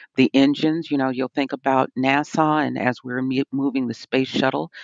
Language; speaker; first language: English; native; English